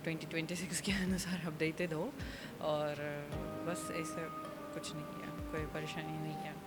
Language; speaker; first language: Hindi; non-native, fluent; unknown